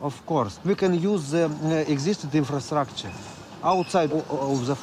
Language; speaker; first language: English; non-native, learner; Russian